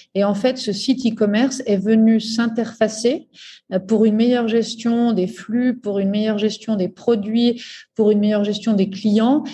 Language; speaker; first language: French; native; French